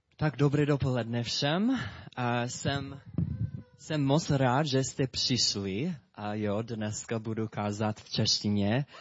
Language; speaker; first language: Czech; non-native, fluent; English